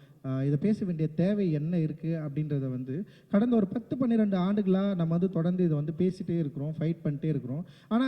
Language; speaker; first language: Tamil; native; Tamil